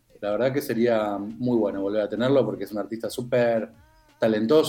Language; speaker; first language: Spanish; native; Spanish